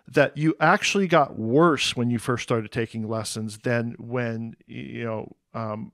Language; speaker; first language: English; native; English